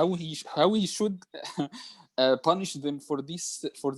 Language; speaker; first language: English; non-native, learner; Arabic